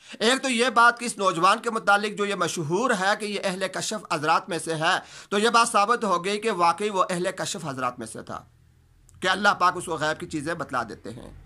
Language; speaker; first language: Urdu; native; Urdu